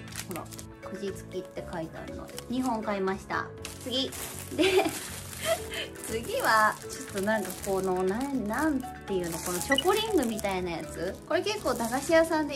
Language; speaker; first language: Japanese; native; Japanese